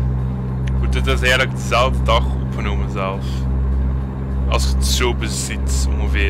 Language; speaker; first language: Dutch; native; Dutch